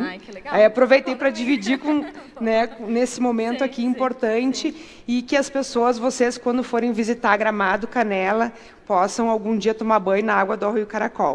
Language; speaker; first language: Portuguese; native; Portuguese